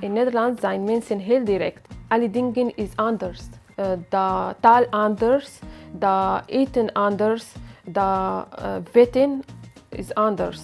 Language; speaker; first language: Dutch; non-native, learner; Arabic